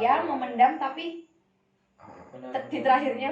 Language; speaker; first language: Indonesian; native; Indonesian